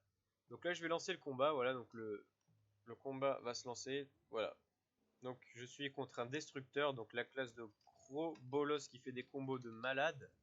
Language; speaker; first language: French; native; French